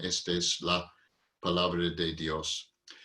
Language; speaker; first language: Spanish; non-native, fluent; English